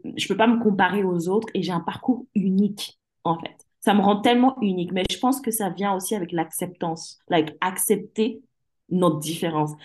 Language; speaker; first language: French; early bilingual, other home language; English